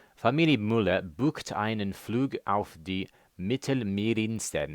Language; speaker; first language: German; non-native, learner; English